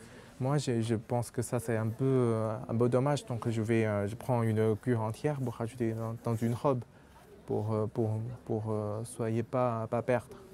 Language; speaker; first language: French; non-native, local second language; Chinese